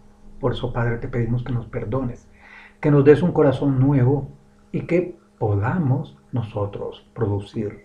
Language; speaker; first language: Spanish; native; Spanish